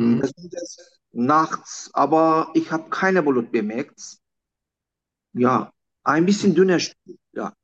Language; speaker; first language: German; non-native, learner; Turkish